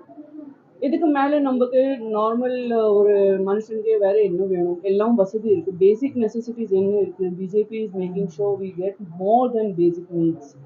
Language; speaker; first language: Tamil; non-native, learner; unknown